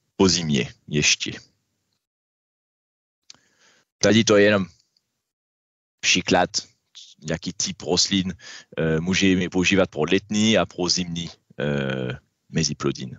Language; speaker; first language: Czech; non-native, learner; French